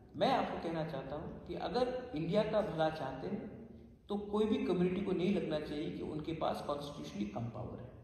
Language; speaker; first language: Hindi; non-native, local second language; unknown